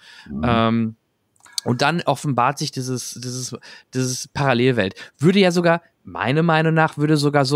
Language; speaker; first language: German; native; German